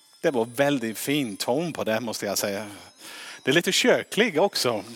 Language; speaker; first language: Swedish; non-native, fluent; English